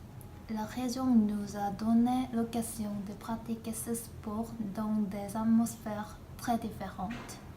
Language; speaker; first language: French; non-native, learner; Korean